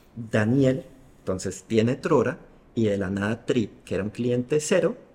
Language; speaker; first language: Spanish; native; Spanish